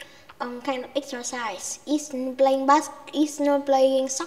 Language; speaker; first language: English; non-native, learner; Vietnamese